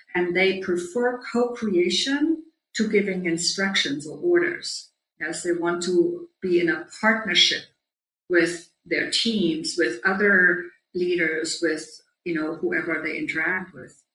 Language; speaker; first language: English; non-native, fluent; German